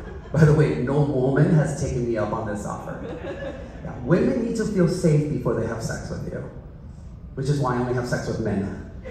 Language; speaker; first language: English; early bilingual, other home language; Spanish